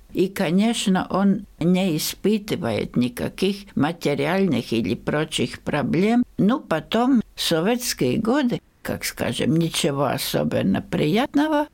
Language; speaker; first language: Russian; non-native, local second language; Latvian